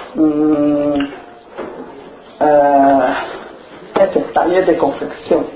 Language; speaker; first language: Spanish; non-native, learner; Chinese